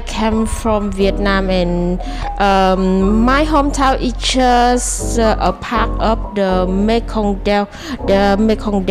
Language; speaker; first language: English; non-native, learner; Vietnamese